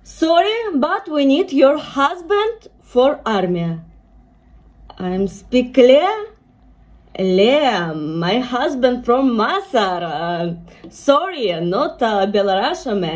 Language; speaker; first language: English; non-native, learner; Russian